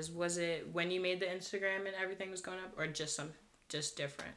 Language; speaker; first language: English; native; English